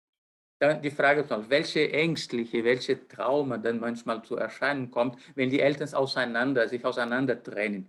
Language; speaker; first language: German; non-native, fluent; Portuguese